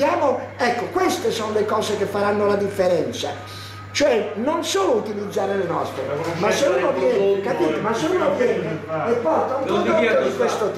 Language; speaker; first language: Italian; native; Italian